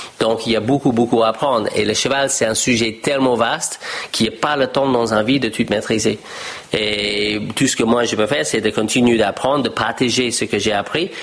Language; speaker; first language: French; non-native, fluent; English